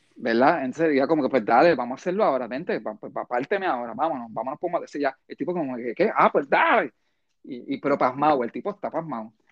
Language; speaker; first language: Spanish; early bilingual, heritage; Spanish